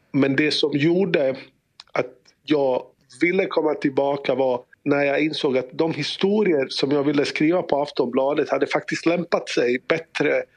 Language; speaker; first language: Swedish; early bilingual, other home language; Bosnian